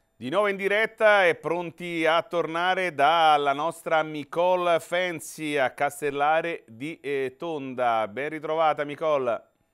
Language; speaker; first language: Italian; native; Italian